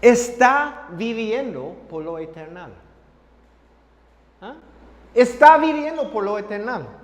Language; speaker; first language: Spanish; non-native, fluent; English